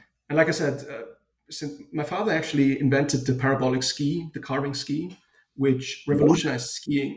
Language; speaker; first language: English; non-native, fluent; German